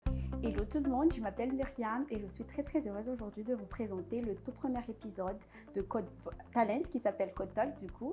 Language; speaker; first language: French; non-native, local second language; Malagasy